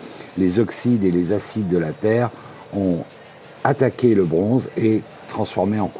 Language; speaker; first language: French; native; French